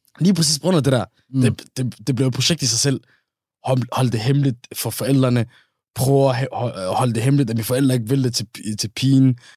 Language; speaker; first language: Danish; early bilingual, other home language; Somali